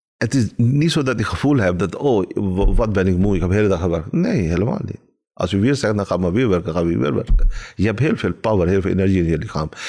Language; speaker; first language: Dutch; non-native, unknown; Urdu